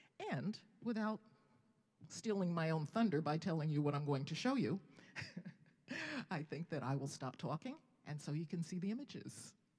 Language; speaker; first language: English; native; English